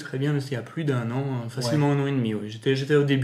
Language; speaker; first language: French; native; French